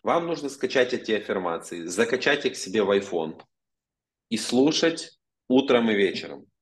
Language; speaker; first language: Russian; non-native, local second language; Ukrainian